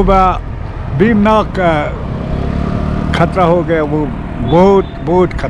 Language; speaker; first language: Hindi; non-native, local second language; Kashmiri